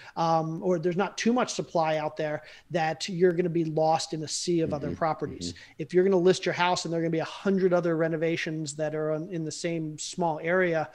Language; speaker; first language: English; native; English